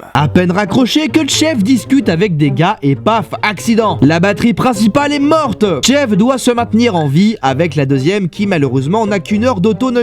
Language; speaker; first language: French; native; French